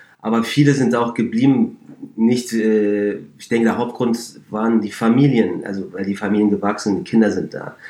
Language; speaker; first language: German; early bilingual, other home language; Turkish